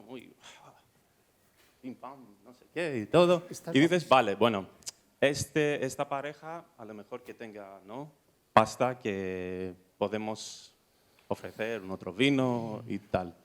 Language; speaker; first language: Spanish; non-native, fluent; Greek